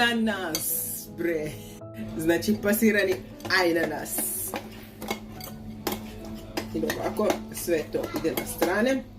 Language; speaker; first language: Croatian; early bilingual, heritage; Serbian